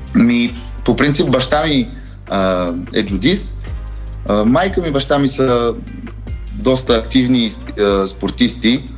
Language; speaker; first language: Bulgarian; early bilingual, heritage; Bulgarian